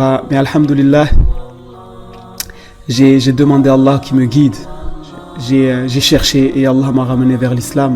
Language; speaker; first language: French; native; French